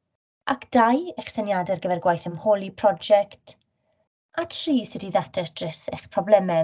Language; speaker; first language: Welsh; native; Welsh